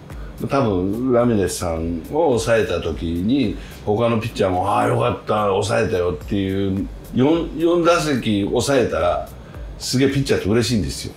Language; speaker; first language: Japanese; native; Japanese